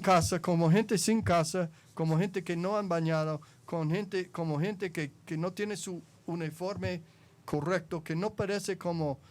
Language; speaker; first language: Spanish; non-native, fluent; English